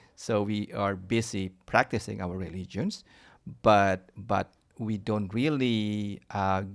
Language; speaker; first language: English; non-native, fluent; Indonesian